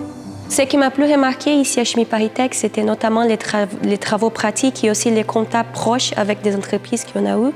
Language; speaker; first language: French; non-native, fluent; Portuguese